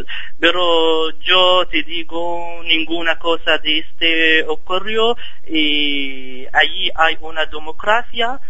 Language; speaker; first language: Spanish; non-native, fluent; Arabic